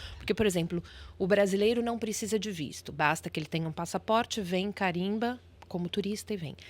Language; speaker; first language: Portuguese; native; Portuguese